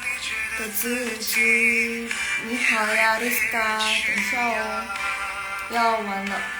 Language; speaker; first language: Chinese; non-native, fluent; Indonesian